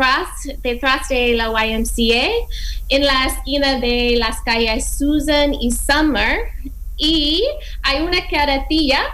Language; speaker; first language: Spanish; non-native, fluent; English